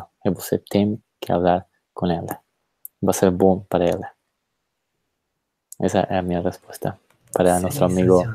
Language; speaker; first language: Portuguese; non-native, fluent; Spanish